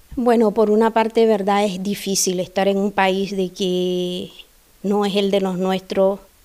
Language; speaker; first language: Spanish; native; Spanish